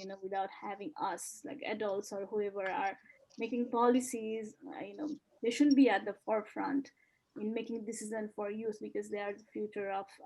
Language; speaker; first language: English; non-native, fluent; Nepali